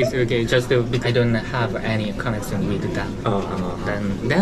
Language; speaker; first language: English; non-native, learner; Korean